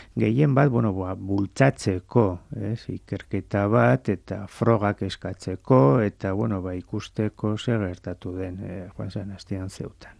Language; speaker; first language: Basque; native; Basque